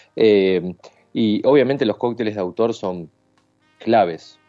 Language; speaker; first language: Spanish; native; Spanish